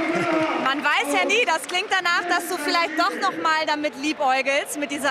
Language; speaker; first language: German; native; German